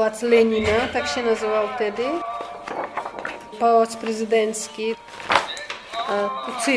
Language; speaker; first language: Polish; non-native, fluent; Chechen